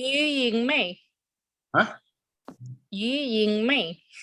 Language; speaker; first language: Chinese; non-native, learner; Indonesian